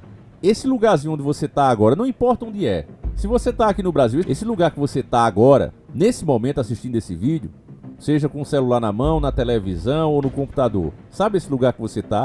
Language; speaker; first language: Portuguese; native; Portuguese